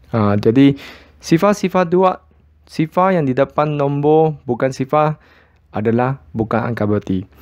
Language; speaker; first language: Malay; non-native, local second language; Chinese